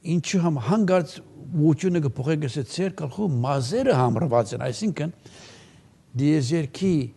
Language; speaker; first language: Armenian; early bilingual, heritage; Armenian